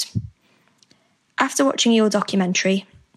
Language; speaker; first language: English; native; English